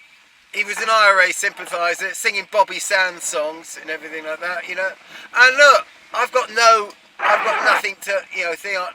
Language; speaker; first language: English; native; English